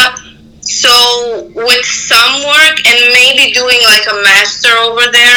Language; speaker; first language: English; non-native, fluent; Serbian